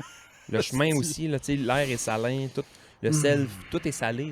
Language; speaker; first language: French; native; French